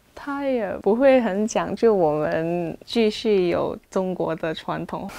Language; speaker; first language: Chinese; non-native, fluent; Cantonese